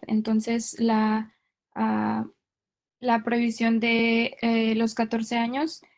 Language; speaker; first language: Spanish; non-native, learner; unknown